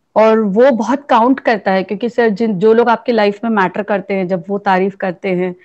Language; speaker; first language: Hindi; native; Hindi